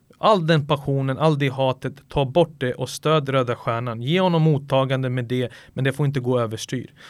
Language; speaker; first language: Swedish; early bilingual, other home language; Serbian